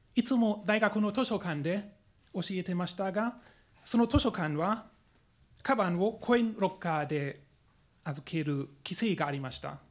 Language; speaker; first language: Japanese; non-native, fluent; German